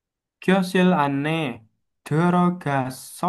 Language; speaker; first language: Korean; non-native, learner; Indonesian